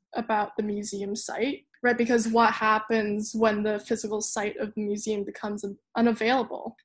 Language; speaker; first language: English; non-native, local second language; Cantonese